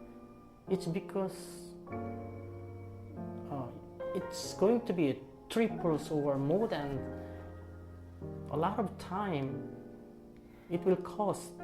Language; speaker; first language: English; non-native, fluent; Korean